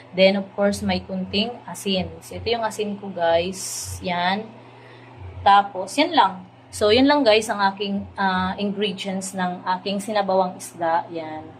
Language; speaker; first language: Filipino; non-native, local second language; Cebuano